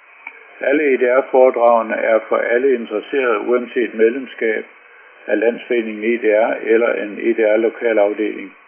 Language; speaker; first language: Danish; native; Danish